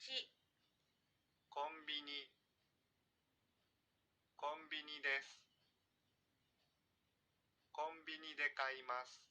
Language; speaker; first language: Japanese; non-native, learner; Indonesian